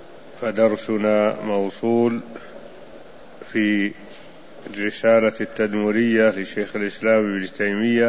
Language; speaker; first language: Arabic; native; Arabic